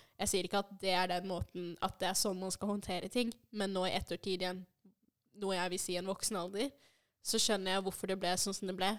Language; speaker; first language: Norwegian; early bilingual, other home language; Swahili